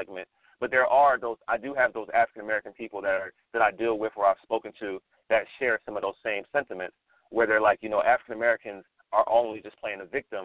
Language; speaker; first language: English; native; English